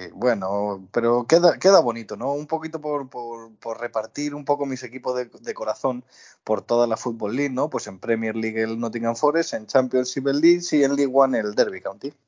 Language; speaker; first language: Spanish; native; Spanish